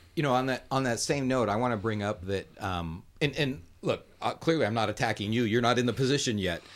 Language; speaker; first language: English; native; English